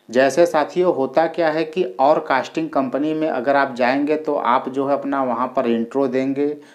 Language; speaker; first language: Hindi; native; Hindi